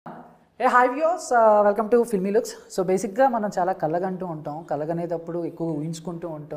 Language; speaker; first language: Telugu; native; Telugu